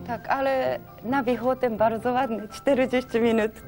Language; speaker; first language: Polish; non-native, learner; Japanese